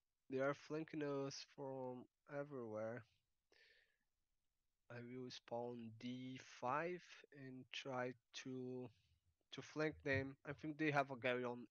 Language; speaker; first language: English; non-native, fluent; Portuguese